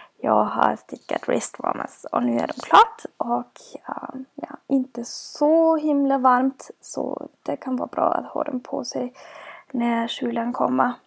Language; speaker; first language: Swedish; non-native, fluent; German